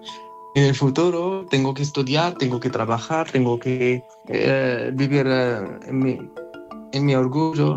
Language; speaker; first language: Spanish; non-native, learner; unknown